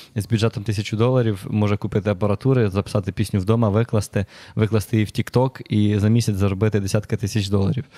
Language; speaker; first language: Ukrainian; native; Ukrainian